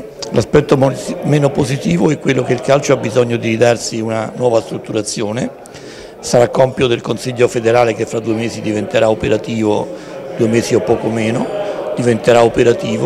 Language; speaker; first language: Italian; native; Italian